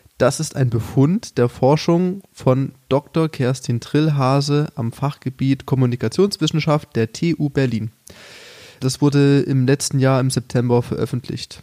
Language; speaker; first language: German; native; German